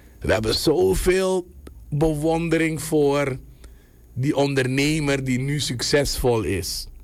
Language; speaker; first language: Dutch; native; Dutch